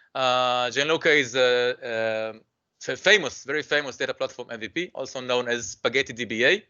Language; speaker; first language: English; non-native, fluent; Hebrew